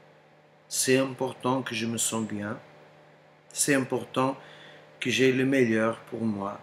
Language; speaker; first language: French; non-native, fluent; Portuguese